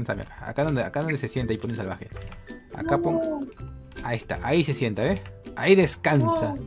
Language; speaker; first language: Spanish; native; Spanish